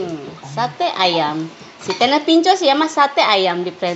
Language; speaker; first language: Spanish; non-native, learner; Indonesian